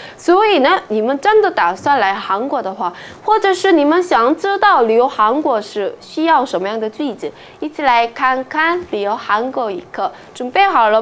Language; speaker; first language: Chinese; non-native, fluent; Korean